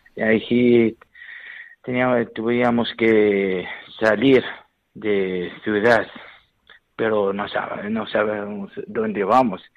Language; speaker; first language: Spanish; non-native, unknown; Syriac